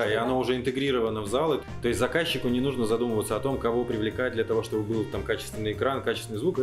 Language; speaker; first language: Russian; native; Russian